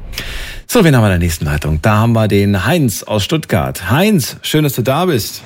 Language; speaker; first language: German; native; German